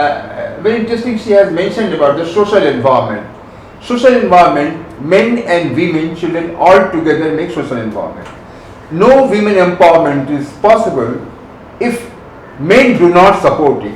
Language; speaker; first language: English; non-native, local second language; Bangla